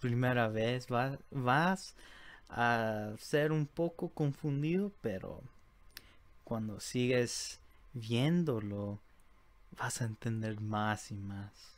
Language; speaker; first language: Spanish; early bilingual, heritage; Spanish